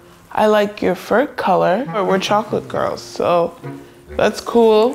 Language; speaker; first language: English; native; English